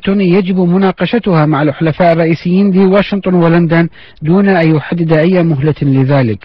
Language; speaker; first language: Arabic; native; Arabic